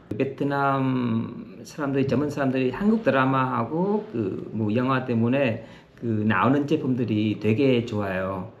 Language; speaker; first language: Korean; non-native, learner; Vietnamese